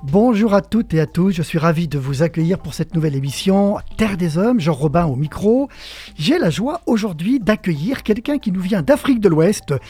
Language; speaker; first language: French; native; French